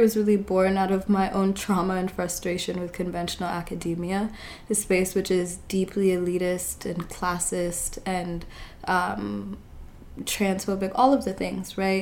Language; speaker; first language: English; native; English